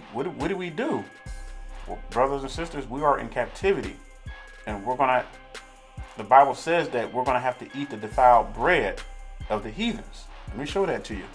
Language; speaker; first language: English; native; English